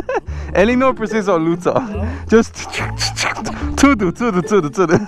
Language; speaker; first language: Portuguese; non-native, learner; English